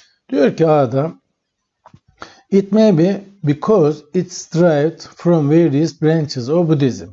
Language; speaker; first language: English; non-native, fluent; Turkish